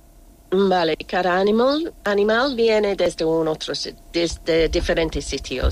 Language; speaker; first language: Spanish; non-native, learner; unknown